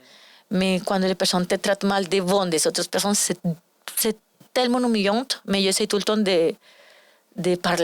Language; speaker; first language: French; non-native, learner; Spanish